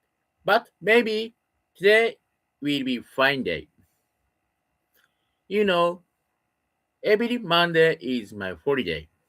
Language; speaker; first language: English; non-native, learner; Japanese